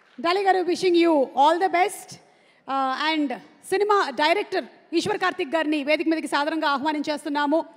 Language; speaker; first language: Telugu; native; Telugu